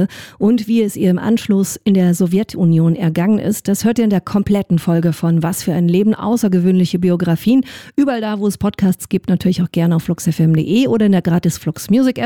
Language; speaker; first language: German; native; German